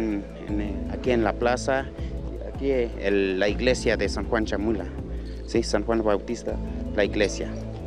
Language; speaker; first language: Spanish; non-native, local second language; Tzotzil